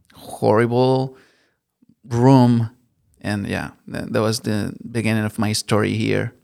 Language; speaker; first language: English; non-native, learner; Spanish